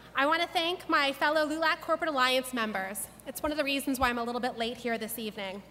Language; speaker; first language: English; native; English